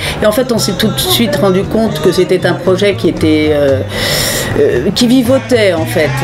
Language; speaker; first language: French; native; French